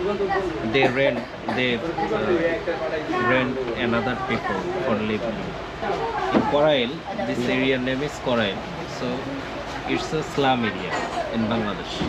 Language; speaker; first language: English; non-native, learner; Bangla